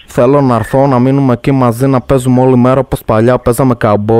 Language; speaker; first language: Greek; native; Greek